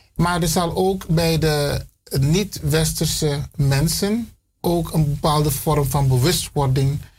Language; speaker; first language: Dutch; non-native, local second language; Sranan Tongo